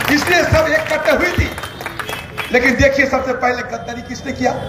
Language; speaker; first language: Hindi; non-native, local second language; Bangla